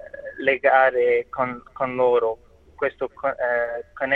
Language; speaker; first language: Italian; non-native, learner; English